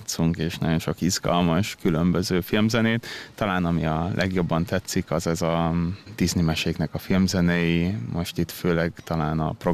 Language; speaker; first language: Hungarian; native; Hungarian